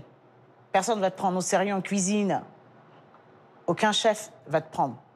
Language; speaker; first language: French; early bilingual, other home language; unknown